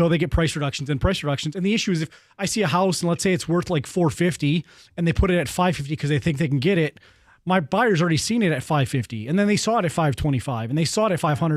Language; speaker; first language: English; native; English